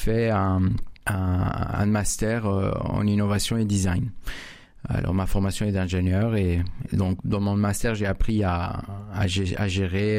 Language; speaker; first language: French; non-native, fluent; Spanish